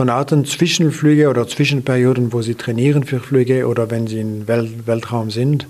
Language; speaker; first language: German; non-native, local second language; French